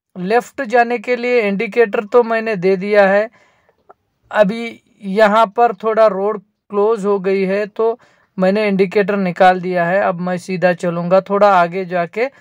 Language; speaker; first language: Hindi; non-native, local second language; Marathi